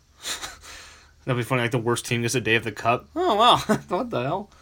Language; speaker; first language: English; native; English